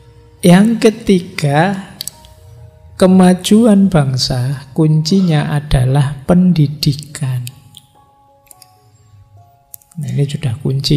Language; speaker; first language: Indonesian; non-native, local second language; Javanese